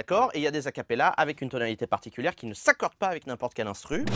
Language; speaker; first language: French; native; French